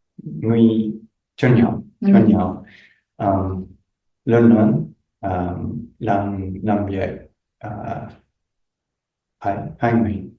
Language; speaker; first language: Vietnamese; non-native, learner; English